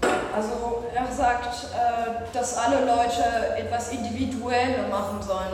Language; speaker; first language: German; non-native, fluent; French